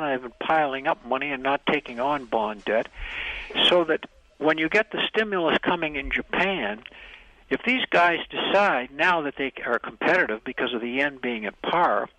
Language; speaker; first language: English; native; English